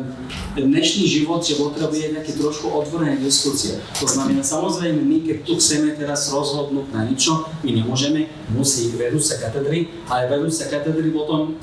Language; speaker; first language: Slovak; non-native, fluent; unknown